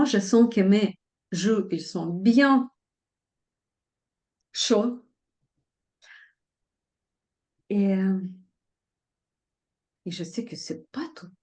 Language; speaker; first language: French; non-native, fluent; Russian